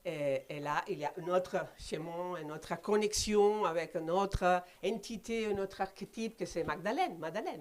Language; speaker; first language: French; non-native, fluent; Spanish